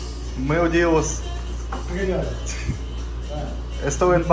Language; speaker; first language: Portuguese; non-native, learner; Russian